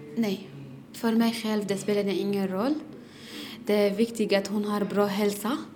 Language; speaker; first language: Swedish; non-native, learner; Arabic